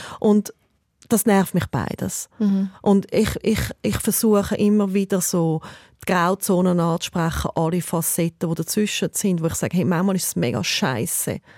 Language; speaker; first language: German; native; German